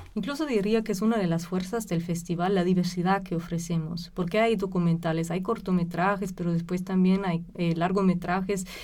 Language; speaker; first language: Spanish; non-native, fluent; German